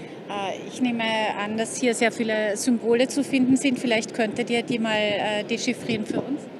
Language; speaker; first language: German; native; German